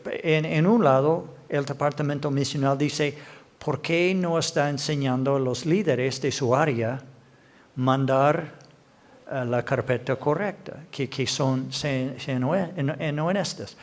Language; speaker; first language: Spanish; non-native, fluent; English